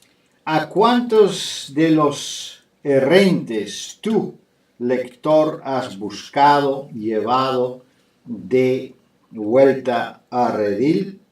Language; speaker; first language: Spanish; non-native, fluent; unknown